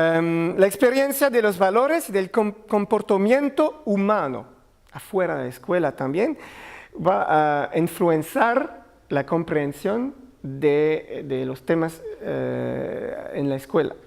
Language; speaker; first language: Spanish; non-native, learner; French